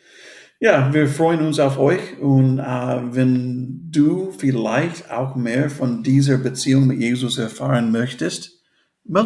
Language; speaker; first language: German; non-native, fluent; English